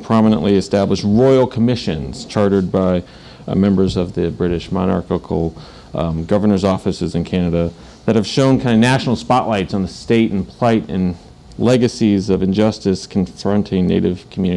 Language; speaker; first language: English; native; English